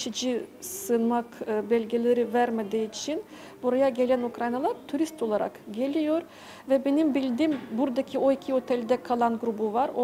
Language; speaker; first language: Turkish; non-native, fluent; Ukrainian